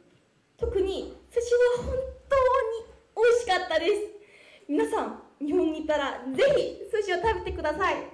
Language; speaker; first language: Japanese; non-native, fluent; Korean